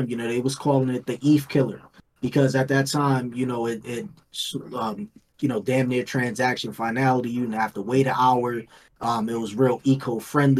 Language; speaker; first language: English; native; English